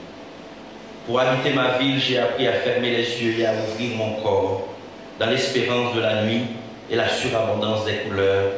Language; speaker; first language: French; non-native, local second language; Haitian Creole